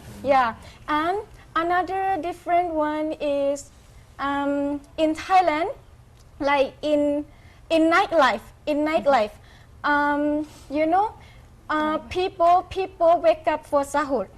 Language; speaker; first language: English; non-native, fluent; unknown